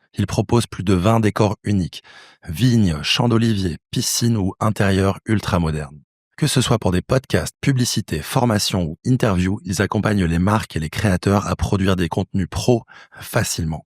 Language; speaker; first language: French; native; French